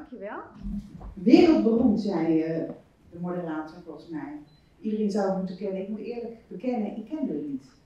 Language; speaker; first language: Dutch; native; Dutch